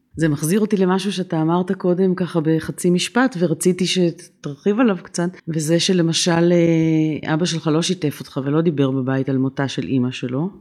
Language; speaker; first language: Hebrew; native; Hebrew